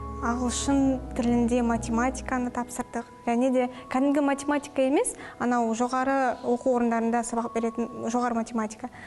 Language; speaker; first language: Kazakh; non-native, local second language; Russian